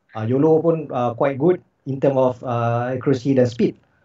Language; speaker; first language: English; non-native, local second language; Malay